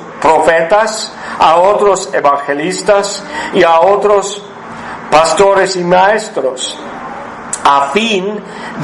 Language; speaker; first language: Spanish; non-native, fluent; English